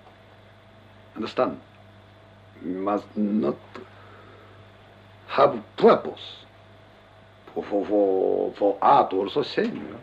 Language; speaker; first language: English; non-native, learner; Japanese